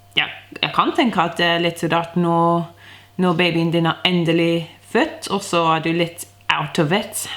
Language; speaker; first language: Norwegian; non-native, fluent; English